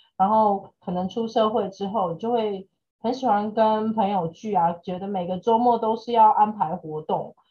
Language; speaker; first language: Chinese; native; Chinese